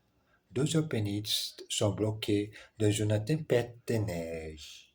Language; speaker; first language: French; non-native, learner; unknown